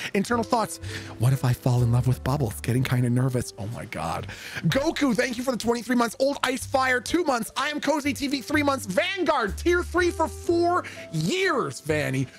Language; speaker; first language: English; native; English